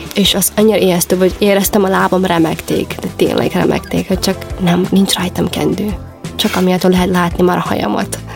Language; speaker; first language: Hungarian; non-native, fluent; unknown